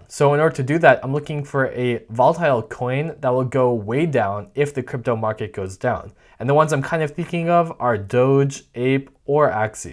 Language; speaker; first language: English; native; English